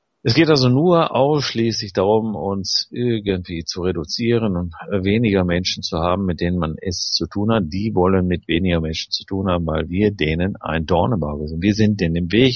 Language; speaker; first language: German; native; German